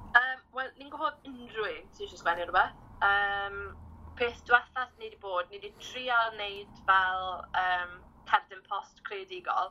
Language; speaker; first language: Welsh; native; Welsh